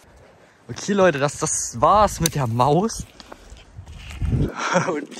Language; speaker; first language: German; native; German